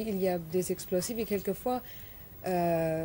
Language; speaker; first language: French; non-native, learner; English